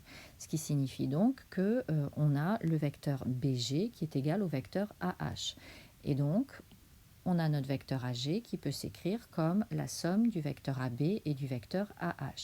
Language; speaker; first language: French; native; French